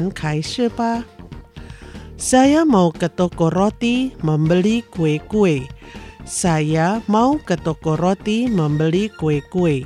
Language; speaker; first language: Chinese; non-native, learner; Indonesian